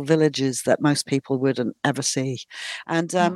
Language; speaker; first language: English; native; English